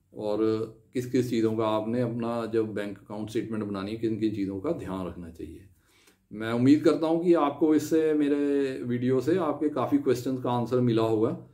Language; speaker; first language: Hindi; non-native, local second language; Punjabi